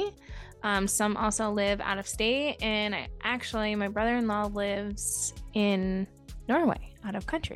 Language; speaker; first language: English; native; English